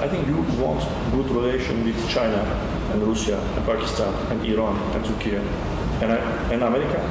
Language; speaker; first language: English; non-native, learner; Turkish